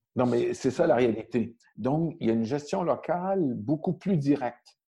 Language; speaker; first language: French; native; French